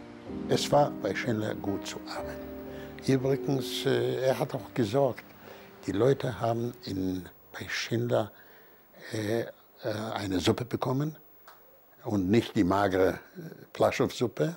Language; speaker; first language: German; non-native, fluent; Polish